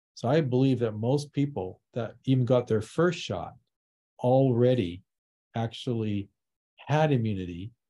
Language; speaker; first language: English; native; English